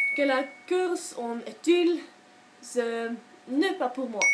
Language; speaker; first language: French; non-native, learner; Swedish